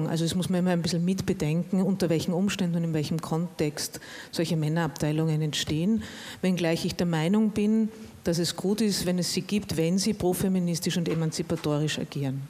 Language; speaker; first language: German; native; German